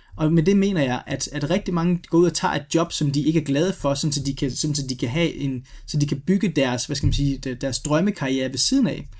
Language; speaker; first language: Danish; native; Danish